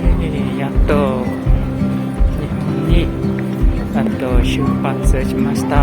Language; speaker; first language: Japanese; non-native, learner; Burmese